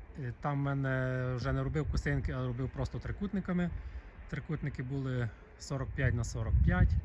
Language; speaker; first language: Ukrainian; native; Ukrainian